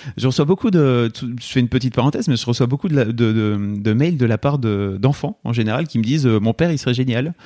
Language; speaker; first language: French; native; French